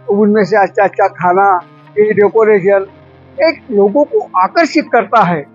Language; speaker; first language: Hindi; non-native, local second language; Marathi